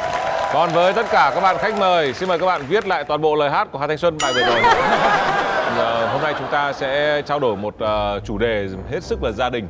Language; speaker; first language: Vietnamese; native; Vietnamese